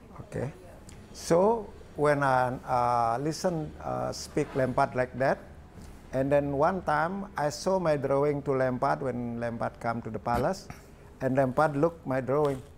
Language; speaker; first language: English; non-native, learner; Balinese